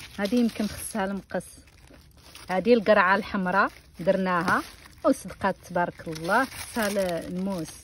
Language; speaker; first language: Arabic; native; Arabic